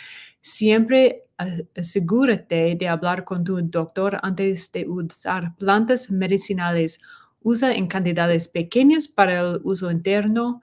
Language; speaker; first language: Spanish; non-native, learner; English